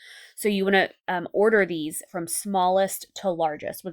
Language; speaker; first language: English; native; English